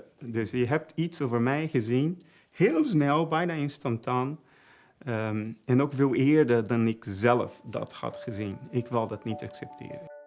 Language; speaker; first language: Dutch; non-native, fluent; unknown